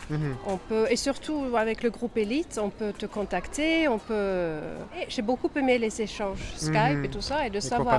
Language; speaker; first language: French; non-native, fluent; Swedish